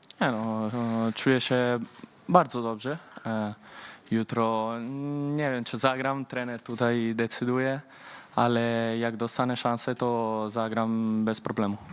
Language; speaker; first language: Polish; early bilingual, heritage; Polish